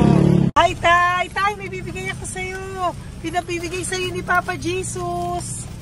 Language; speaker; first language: Filipino; native; Filipino